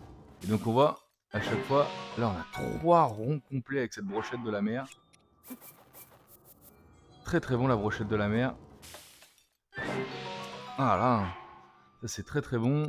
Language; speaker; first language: French; native; French